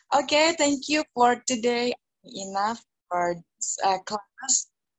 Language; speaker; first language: English; non-native, learner; Indonesian